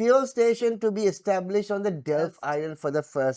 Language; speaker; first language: English; non-native, local second language; Sinhala